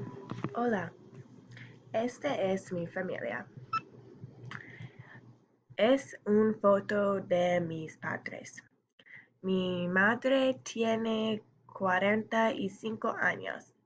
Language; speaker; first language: Spanish; non-native, learner; English